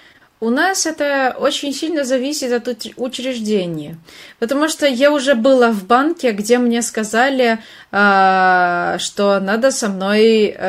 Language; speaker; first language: Russian; non-native, fluent; Hungarian